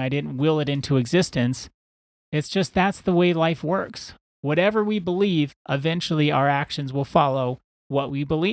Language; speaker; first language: English; native; English